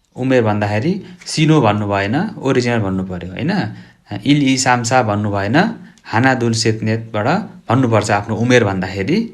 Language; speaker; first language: Nepali; native; Nepali